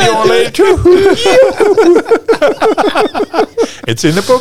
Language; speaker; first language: English; non-native, fluent; German